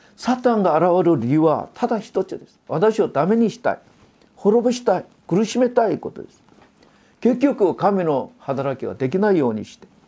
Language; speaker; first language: Japanese; non-native, fluent; Korean